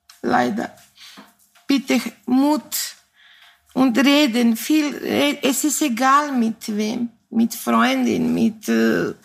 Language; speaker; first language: German; non-native, fluent; Serbian